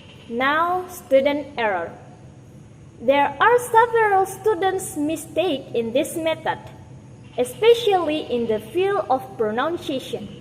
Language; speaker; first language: English; non-native, learner; Indonesian